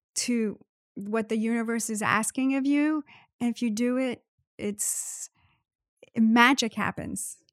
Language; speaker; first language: English; early bilingual, other home language; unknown